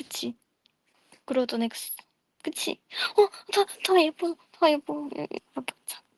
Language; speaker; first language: Korean; non-native, fluent; Japanese